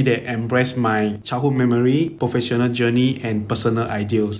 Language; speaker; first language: English; non-native, local second language; Chinese